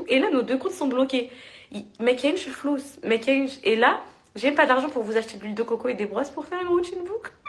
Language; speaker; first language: French; native; French